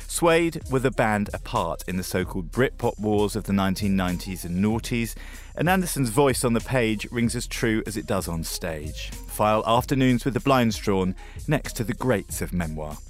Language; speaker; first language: English; native; English